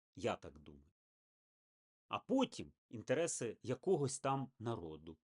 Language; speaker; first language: Ukrainian; native; Ukrainian